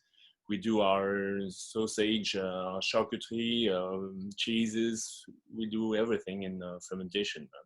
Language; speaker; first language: English; non-native, fluent; French